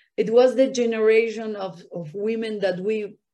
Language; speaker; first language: English; non-native, fluent; Spanish